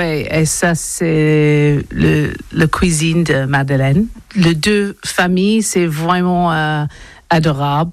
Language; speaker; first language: French; non-native, learner; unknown